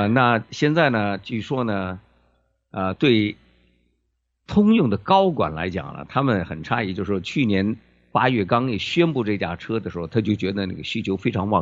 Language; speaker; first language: Chinese; native; Chinese